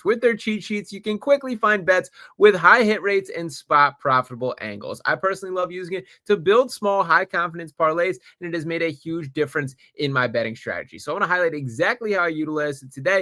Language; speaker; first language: English; native; English